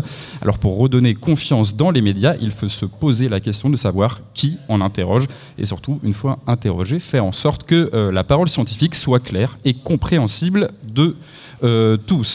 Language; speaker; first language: French; native; French